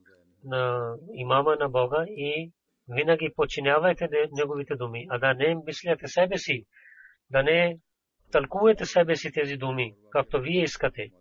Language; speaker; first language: Bulgarian; non-native, fluent; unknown